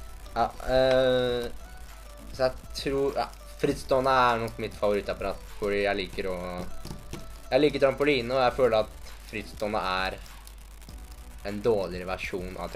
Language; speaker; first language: Norwegian; native; Norwegian